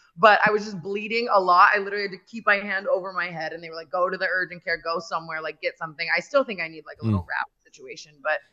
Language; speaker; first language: English; native; English